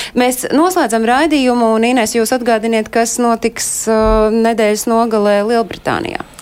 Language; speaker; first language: Latvian; native; Latvian